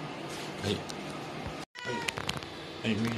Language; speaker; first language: Japanese; native; Japanese